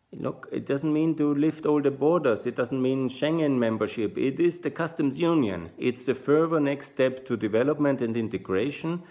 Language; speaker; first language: English; non-native, fluent; German